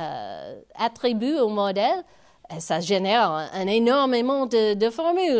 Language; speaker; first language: French; non-native, fluent; English